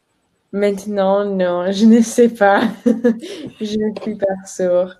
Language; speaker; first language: French; non-native, learner; Spanish